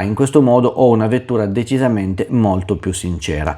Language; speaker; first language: Italian; native; Italian